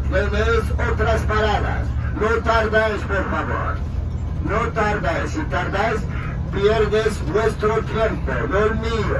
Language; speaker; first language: Spanish; non-native, fluent; Arabic